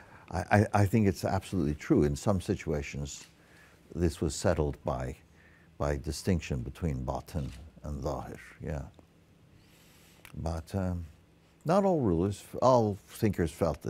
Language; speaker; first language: English; native; English